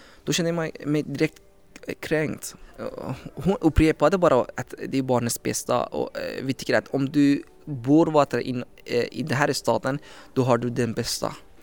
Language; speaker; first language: Swedish; non-native, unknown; Persian